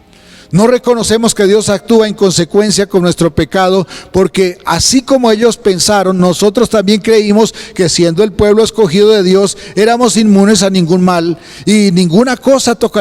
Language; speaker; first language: Spanish; native; Spanish